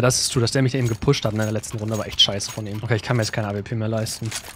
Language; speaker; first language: German; native; German